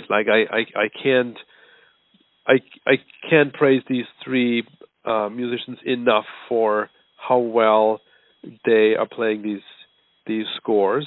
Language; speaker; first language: English; non-native, fluent; German